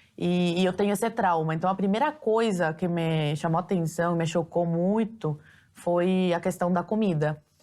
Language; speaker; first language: Portuguese; early bilingual, other home language; Spanish